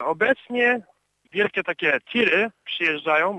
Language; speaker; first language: Polish; early bilingual, heritage; Polish